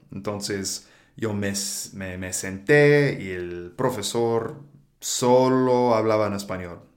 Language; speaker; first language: Spanish; non-native, fluent; English